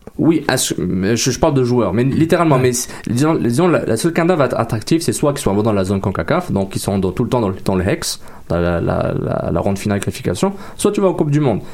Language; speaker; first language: French; native; French